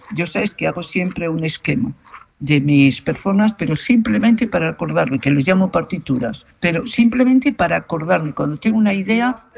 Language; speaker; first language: Spanish; native; Spanish